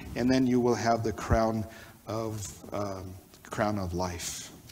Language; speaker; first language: English; non-native, fluent; Armenian